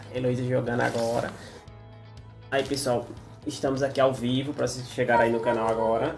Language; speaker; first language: Portuguese; native; Portuguese